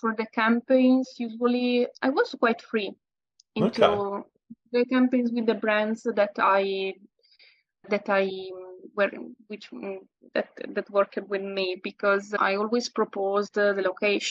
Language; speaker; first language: English; non-native, fluent; Italian